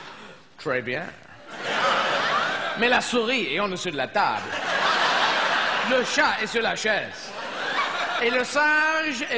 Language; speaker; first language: French; non-native, fluent; English